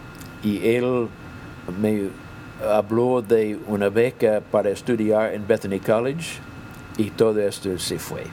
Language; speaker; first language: Spanish; non-native, fluent; English